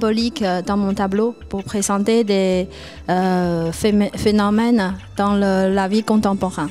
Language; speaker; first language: French; non-native, fluent; Chinese